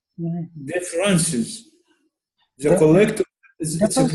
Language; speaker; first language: English; non-native, learner; Arabic